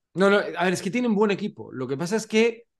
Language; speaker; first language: Spanish; native; Spanish